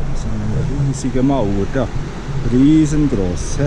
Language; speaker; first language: German; native; German